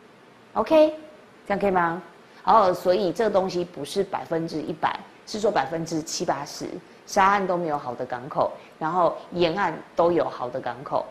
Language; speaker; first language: Chinese; native; Chinese